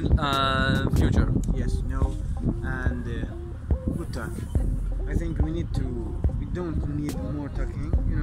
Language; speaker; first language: English; non-native, learner; Persian